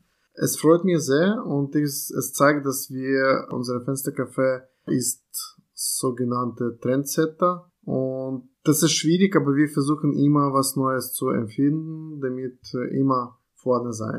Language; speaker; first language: German; non-native, fluent; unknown